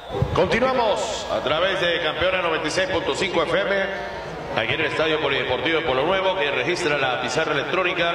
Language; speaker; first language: Spanish; native; Spanish